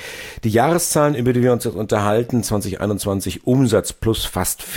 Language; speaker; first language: German; native; German